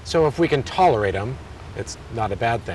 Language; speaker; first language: English; native; English